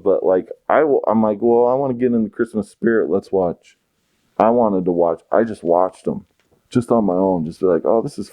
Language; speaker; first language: English; native; English